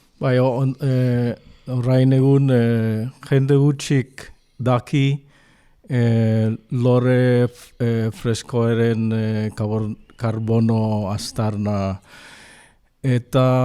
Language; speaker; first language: Basque; non-native, learner; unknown